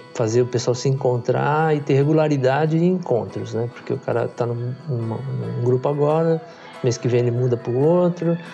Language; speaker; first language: Portuguese; native; Portuguese